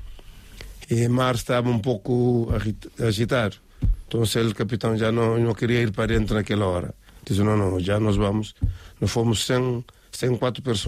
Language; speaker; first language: Spanish; non-native, learner; Kabuverdianu